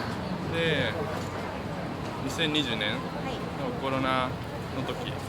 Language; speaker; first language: Japanese; non-native, fluent; Spanish